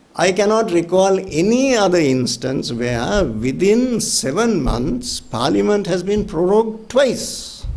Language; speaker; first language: English; non-native, local second language; Sinhala